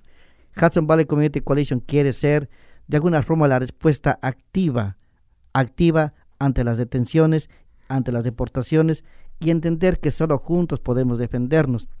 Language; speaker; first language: Spanish; native; Spanish